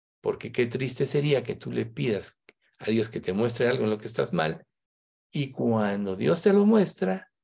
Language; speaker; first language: Spanish; native; Spanish